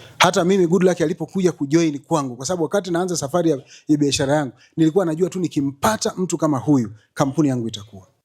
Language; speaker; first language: Swahili; native; Swahili